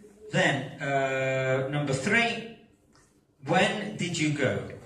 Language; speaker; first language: English; non-native, fluent; Italian